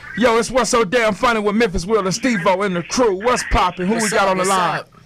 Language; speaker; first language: English; native; English